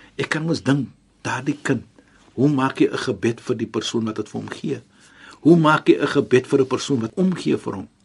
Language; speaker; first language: Afrikaans; non-native, fluent; Arabic